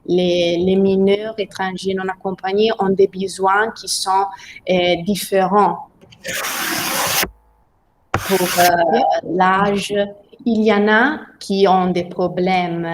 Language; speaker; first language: French; non-native, learner; Italian